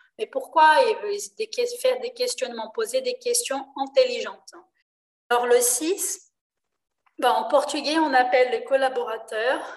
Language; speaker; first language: French; non-native, fluent; Portuguese